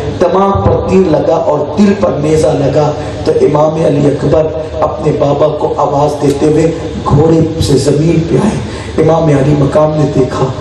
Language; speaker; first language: Urdu; native; Urdu